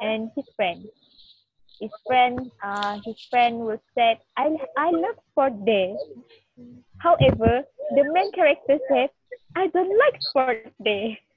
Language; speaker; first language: English; non-native, learner; Malay